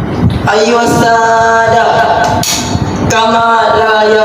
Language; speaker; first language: Arabic; non-native, learner; Malay